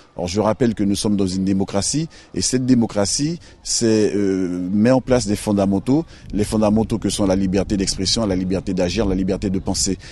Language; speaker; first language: French; native; French